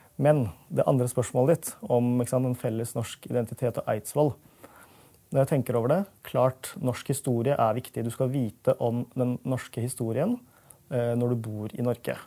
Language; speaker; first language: Norwegian; early bilingual, other home language; Urdu